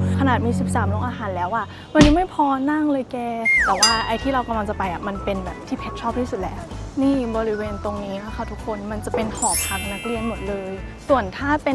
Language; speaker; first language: Thai; native; Thai